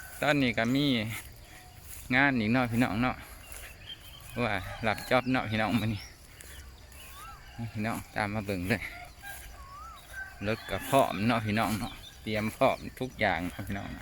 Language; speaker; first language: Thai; non-native, local second language; Northeastern Thai